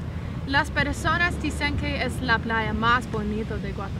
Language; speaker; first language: Spanish; non-native, learner; English